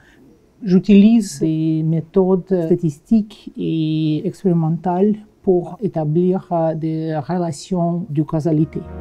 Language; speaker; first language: French; non-native, fluent; Russian